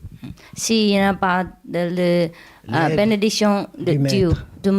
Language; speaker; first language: French; non-native, learner; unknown